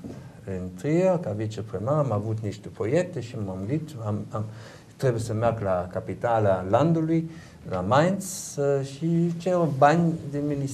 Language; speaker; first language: Romanian; non-native, learner; German